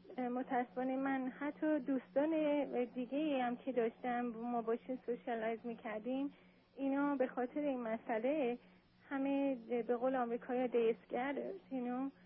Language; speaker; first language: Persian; native; Persian